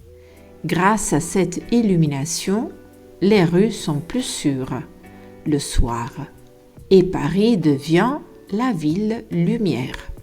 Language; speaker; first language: French; non-native, fluent; Italian